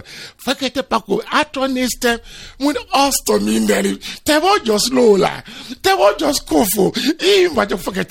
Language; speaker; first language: Hungarian; non-native, fluent; Yoruba